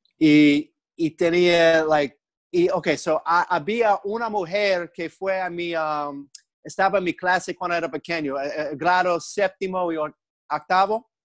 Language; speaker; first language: Spanish; non-native, learner; English